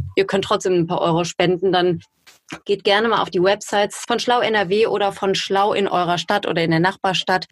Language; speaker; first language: German; native; German